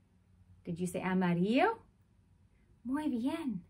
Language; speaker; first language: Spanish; non-native, fluent; English